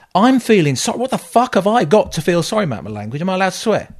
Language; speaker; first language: English; native; English